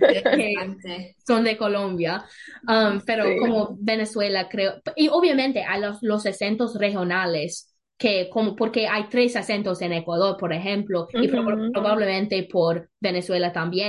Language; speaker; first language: Spanish; non-native, learner; English